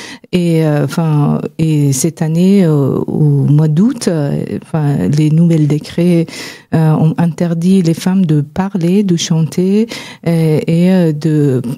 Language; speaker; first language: French; non-native, fluent; Persian